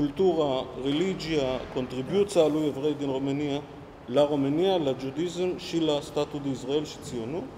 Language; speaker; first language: Romanian; early bilingual, heritage; Hebrew